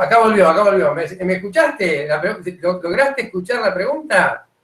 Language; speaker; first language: Spanish; native; Spanish